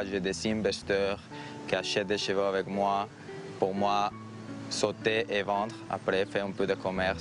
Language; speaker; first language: French; non-native, fluent; Spanish